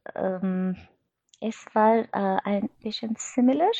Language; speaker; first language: German; non-native, fluent; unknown